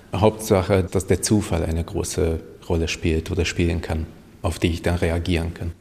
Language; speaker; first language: German; non-native, fluent; Hungarian